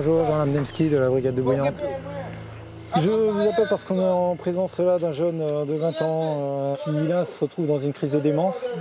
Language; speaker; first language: French; native; French